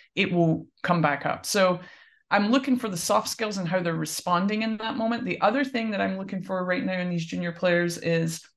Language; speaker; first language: English; native; English